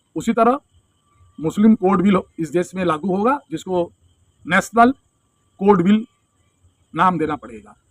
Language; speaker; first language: Hindi; non-native, local second language; Bangla